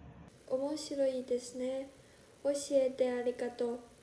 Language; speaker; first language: Japanese; non-native, learner; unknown